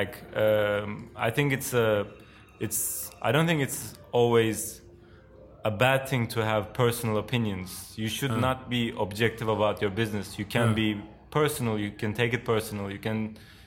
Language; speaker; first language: English; non-native, fluent; Turkish